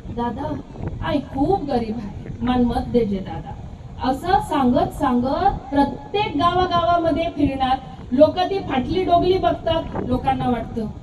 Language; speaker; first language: Marathi; native; Marathi